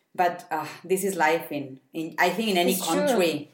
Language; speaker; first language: English; non-native, fluent; Spanish